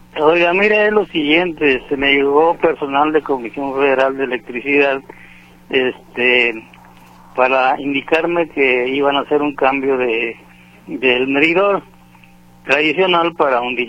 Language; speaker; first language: Spanish; native; Spanish